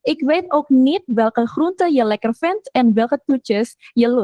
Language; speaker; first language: Dutch; non-native, fluent; Indonesian